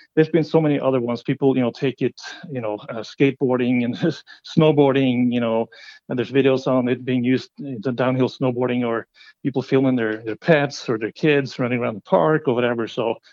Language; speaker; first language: English; non-native, fluent; Norwegian